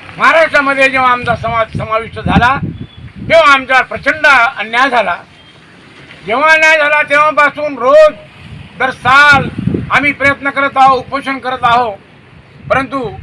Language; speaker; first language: Marathi; non-native, local second language; Lambadi